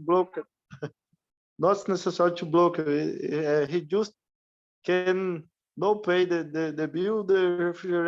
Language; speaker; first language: English; non-native, learner; Portuguese